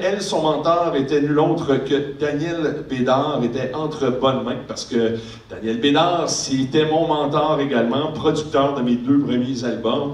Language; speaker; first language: French; native; French